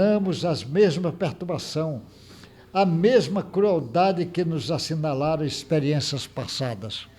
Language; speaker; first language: Portuguese; native; Portuguese